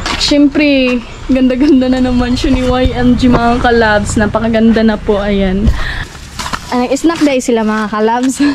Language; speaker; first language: Filipino; non-native, local second language; Masbatenyo